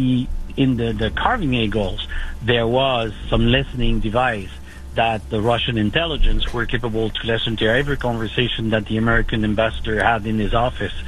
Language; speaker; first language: English; non-native, local second language; French